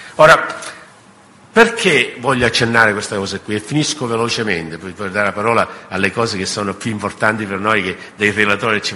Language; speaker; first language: Italian; native; Italian